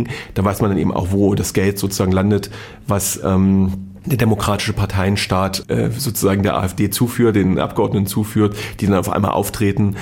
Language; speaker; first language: German; native; German